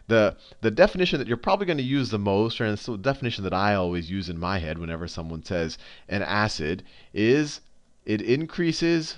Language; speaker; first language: English; native; English